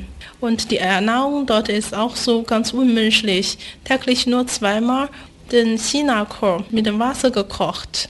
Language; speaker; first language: German; non-native, fluent; Chinese